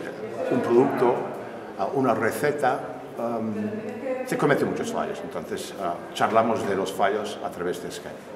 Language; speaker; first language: Spanish; non-native, fluent; English